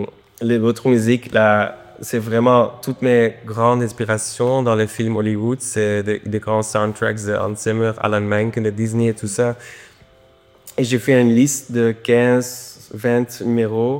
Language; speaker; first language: French; non-native, learner; Dutch